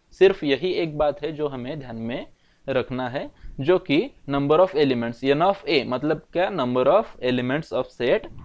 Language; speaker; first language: Hindi; non-native, local second language; Marathi